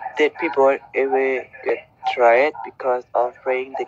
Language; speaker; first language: English; non-native, learner; Thai